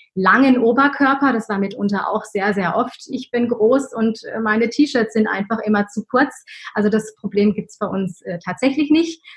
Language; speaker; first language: German; early bilingual, other home language; Arabic